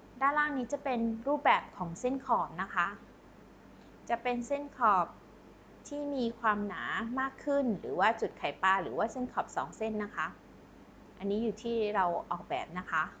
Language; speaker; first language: Thai; native; Thai